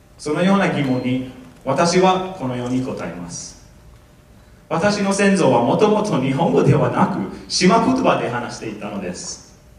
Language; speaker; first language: Japanese; non-native, fluent; English